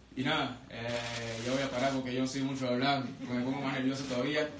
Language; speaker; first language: Spanish; native; Spanish